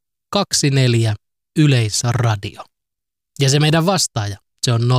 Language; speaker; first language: Finnish; native; Finnish